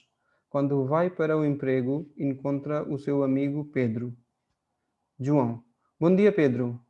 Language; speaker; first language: Portuguese; non-native, fluent; Hindi